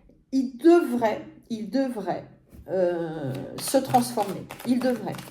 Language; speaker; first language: French; native; French